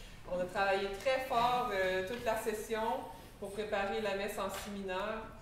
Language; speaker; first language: French; native; French